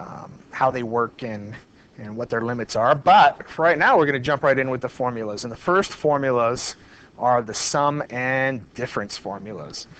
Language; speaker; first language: English; native; English